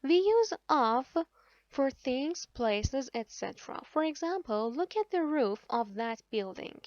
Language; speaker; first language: English; non-native, fluent; Persian